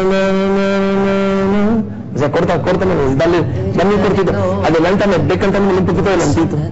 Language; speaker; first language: Spanish; native; Spanish